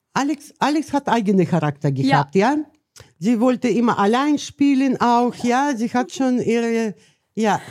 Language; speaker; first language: German; non-native, learner; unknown